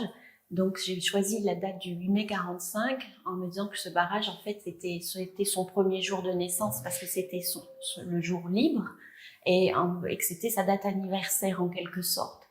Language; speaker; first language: French; native; French